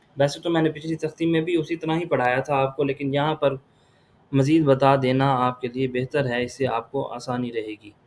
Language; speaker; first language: Urdu; native; Urdu